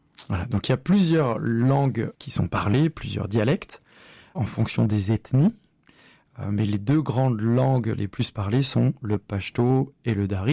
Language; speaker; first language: French; native; French